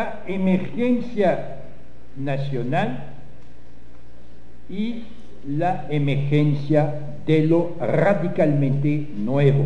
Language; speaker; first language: Spanish; non-native, fluent; French